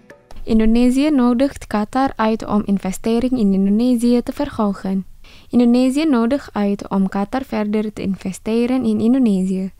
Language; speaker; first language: Dutch; non-native, fluent; Indonesian